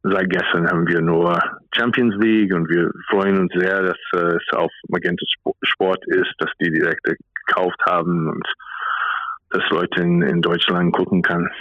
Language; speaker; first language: German; non-native, fluent; English